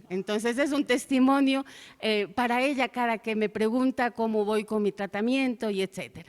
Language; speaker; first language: Spanish; native; Spanish